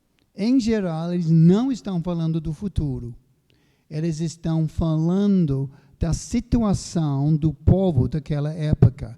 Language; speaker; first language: Portuguese; non-native, fluent; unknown